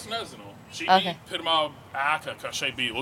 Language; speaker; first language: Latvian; early bilingual, heritage; English